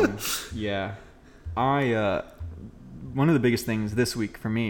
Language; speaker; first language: English; native; English